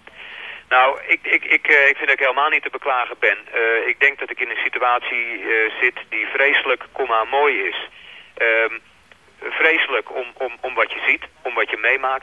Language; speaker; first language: Dutch; native; Dutch